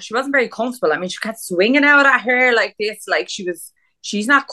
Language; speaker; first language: English; native; English